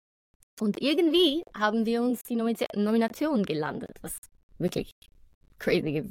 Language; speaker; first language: German; non-native, fluent; English